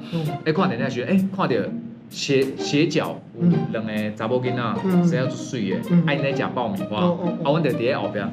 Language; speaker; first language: Chinese; native; Chinese